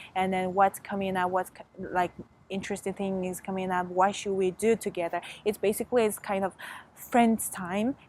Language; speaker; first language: English; non-native, fluent; Mongolian